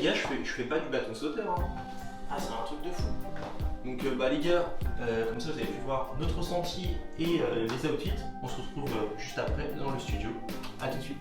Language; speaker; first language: French; native; French